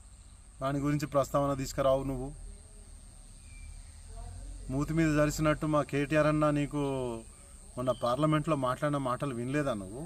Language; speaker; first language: Telugu; native; Telugu